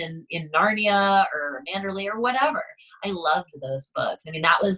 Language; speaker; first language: English; native; English